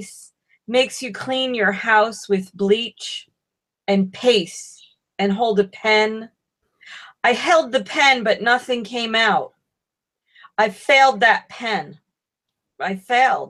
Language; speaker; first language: English; native; English